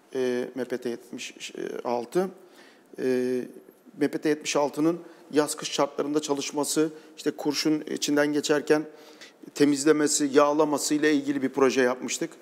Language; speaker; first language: Turkish; native; Turkish